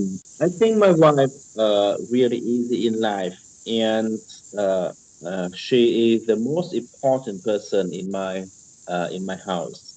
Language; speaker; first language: English; non-native, learner; Vietnamese